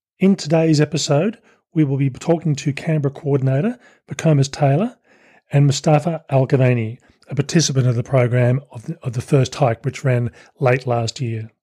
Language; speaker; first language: English; native; English